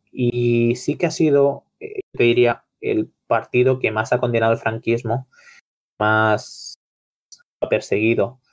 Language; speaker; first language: Spanish; non-native, local second language; Catalan